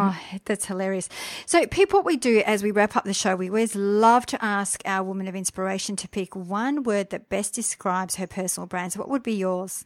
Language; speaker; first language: English; native; English